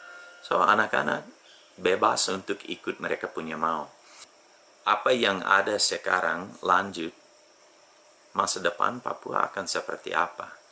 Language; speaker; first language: Indonesian; non-native, fluent; English